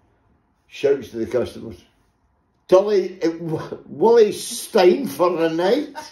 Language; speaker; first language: English; native; English